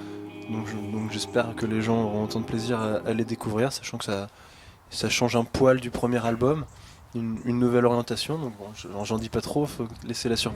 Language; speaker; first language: French; native; French